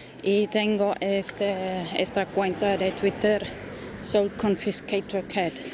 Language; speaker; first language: Spanish; non-native, fluent; German